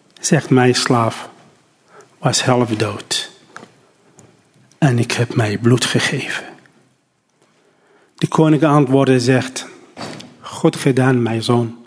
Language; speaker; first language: Dutch; non-native, learner; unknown